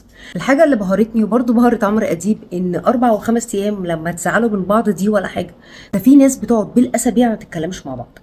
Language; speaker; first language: Arabic; native; Arabic